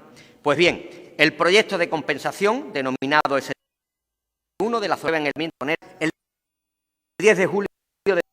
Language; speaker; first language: Spanish; native; Spanish